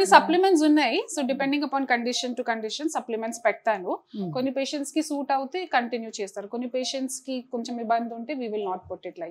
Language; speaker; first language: Telugu; non-native, fluent; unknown